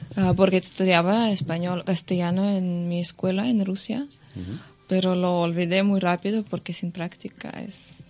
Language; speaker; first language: Spanish; non-native, fluent; Russian